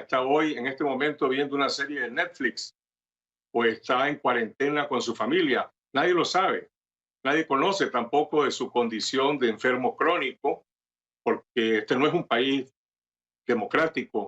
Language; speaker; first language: Spanish; native; Spanish